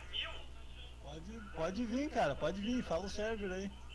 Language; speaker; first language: Portuguese; native; Portuguese